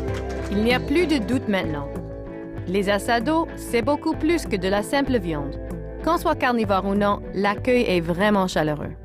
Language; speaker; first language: French; native; French